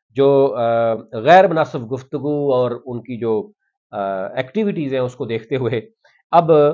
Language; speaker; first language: Urdu; non-native, local second language; Punjabi